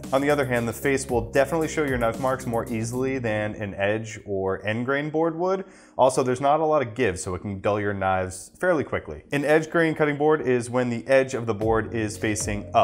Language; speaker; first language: English; native; English